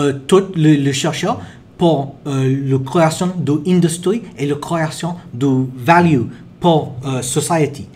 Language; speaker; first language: French; non-native, learner; English